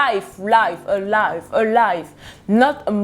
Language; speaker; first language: English; non-native, fluent; French